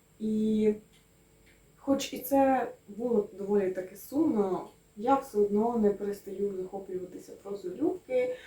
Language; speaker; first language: Ukrainian; native; Ukrainian